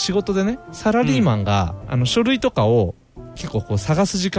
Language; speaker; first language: Japanese; native; Japanese